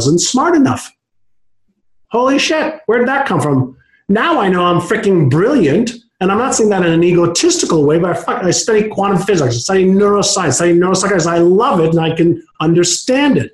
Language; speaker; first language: English; non-native, fluent; Hebrew